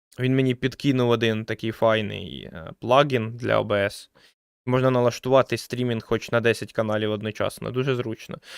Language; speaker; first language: Ukrainian; native; Ukrainian